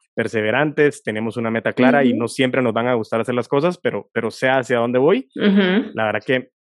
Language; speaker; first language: Spanish; native; Spanish